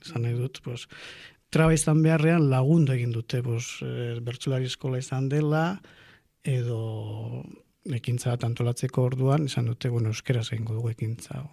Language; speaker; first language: Basque; non-native, local second language; Spanish